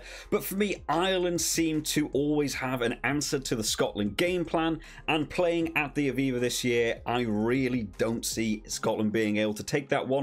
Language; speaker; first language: English; native; English